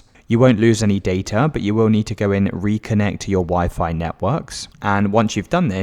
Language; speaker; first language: English; native; English